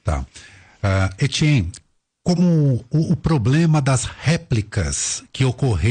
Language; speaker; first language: Portuguese; non-native, learner; Spanish